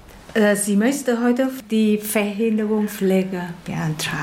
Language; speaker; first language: German; non-native, learner; Vietnamese